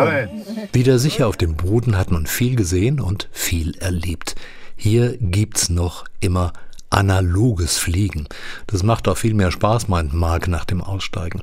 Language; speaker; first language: German; native; German